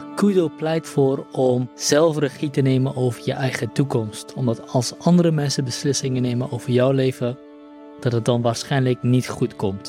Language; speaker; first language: Dutch; native; Dutch